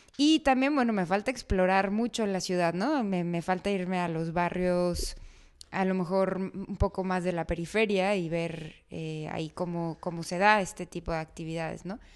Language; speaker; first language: Spanish; native; Spanish